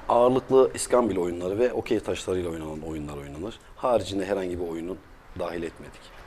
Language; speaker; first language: Turkish; native; Turkish